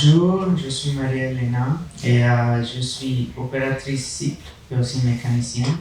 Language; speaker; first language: French; non-native, fluent; Spanish